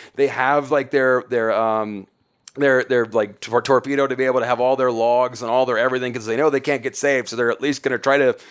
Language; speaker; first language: English; native; English